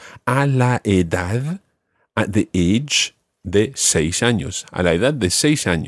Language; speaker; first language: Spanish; non-native, fluent; English